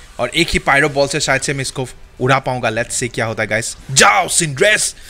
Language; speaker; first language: Hindi; native; Hindi